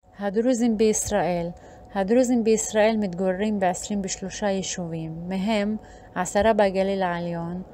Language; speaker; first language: Hebrew; non-native, local second language; Arabic